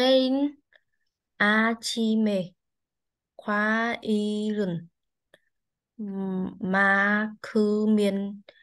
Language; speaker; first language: Korean; non-native, learner; Vietnamese